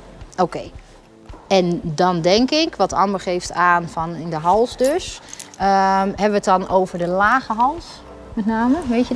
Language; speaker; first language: Dutch; native; Dutch